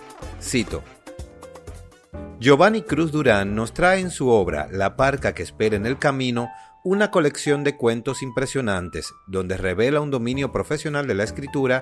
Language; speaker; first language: Spanish; native; Spanish